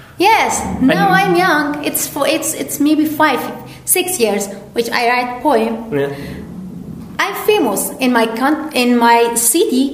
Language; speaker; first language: English; non-native, learner; Persian